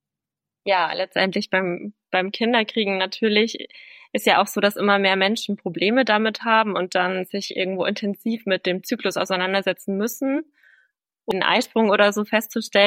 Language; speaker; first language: German; native; German